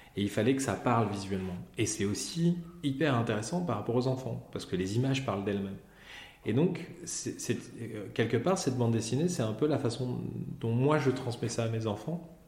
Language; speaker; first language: French; native; French